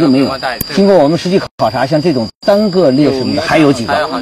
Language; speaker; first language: Chinese; native; Chinese